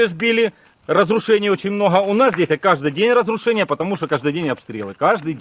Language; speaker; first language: Russian; native; Russian